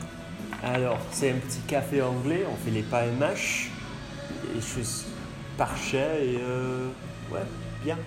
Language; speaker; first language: French; non-native, learner; English